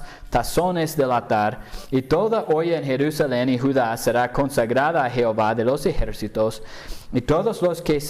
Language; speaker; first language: Spanish; non-native, fluent; English